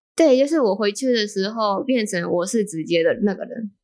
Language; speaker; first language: Chinese; non-native, fluent; Japanese